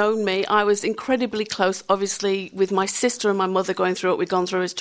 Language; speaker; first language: English; native; English